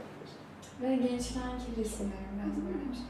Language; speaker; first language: Turkish; native; Turkish